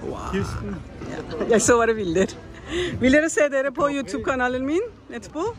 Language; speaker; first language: Norwegian; non-native, learner; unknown